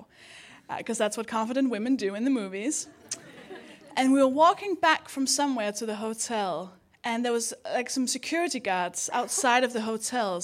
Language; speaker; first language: English; non-native, fluent; Danish